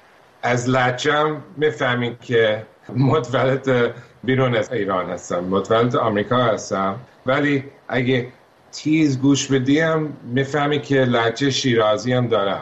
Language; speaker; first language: Persian; early bilingual, heritage; Persian